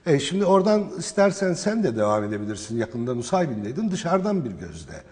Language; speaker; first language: Turkish; non-native, local second language; Arabic